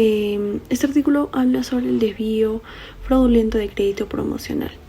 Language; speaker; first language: Spanish; native; Spanish